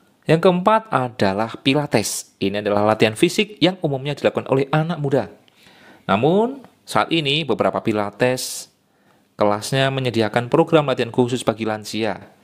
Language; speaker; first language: Indonesian; native; Indonesian